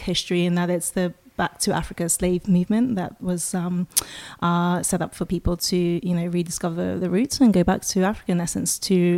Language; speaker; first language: English; non-native, local second language; Russian